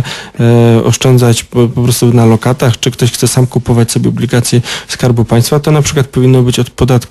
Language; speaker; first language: Polish; native; Polish